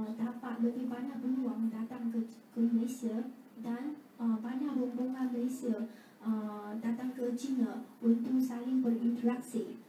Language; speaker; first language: Malay; non-native, fluent; Chinese